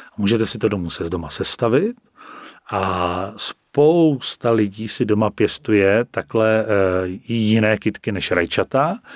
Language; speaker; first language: Czech; native; Czech